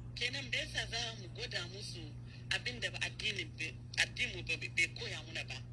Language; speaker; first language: Hausa; native; Hausa